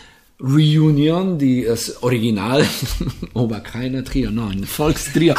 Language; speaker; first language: German; non-native, fluent; Slovenian